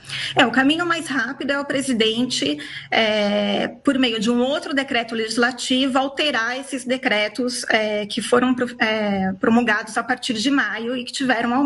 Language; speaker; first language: Portuguese; native; Portuguese